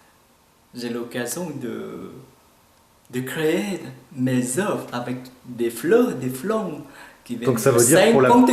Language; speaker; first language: French; non-native, fluent; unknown